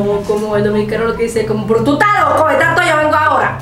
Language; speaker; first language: Spanish; native; Spanish